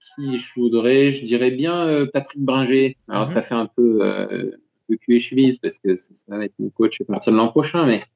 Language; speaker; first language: French; native; French